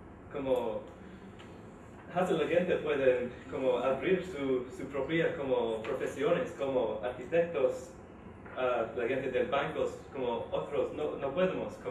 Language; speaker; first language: Spanish; non-native, learner; English